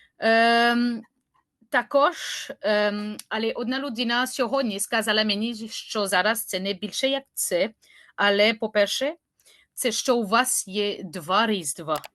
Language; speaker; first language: Ukrainian; non-native, learner; French